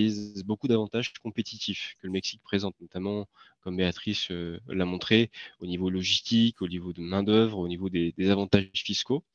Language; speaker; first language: French; native; French